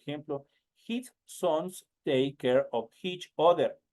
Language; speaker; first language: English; non-native, learner; Spanish